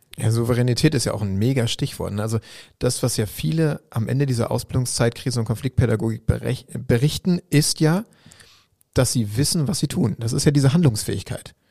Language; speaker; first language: German; native; German